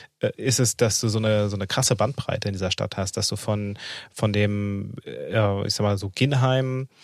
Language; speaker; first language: German; native; German